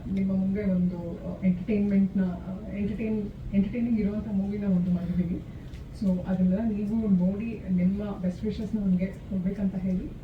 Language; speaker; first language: Kannada; native; Kannada